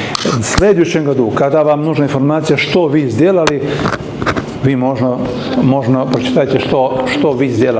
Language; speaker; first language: Russian; non-native, learner; Serbian